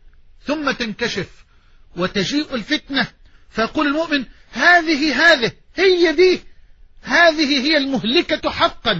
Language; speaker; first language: Arabic; native; Arabic